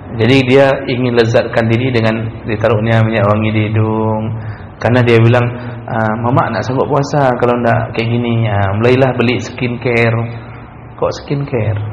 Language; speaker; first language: Malay; non-native, local second language; Achinese